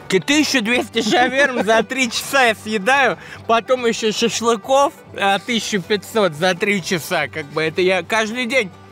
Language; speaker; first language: Russian; native; Russian